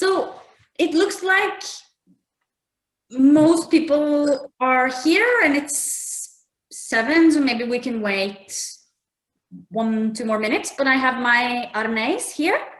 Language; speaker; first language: English; non-native, fluent; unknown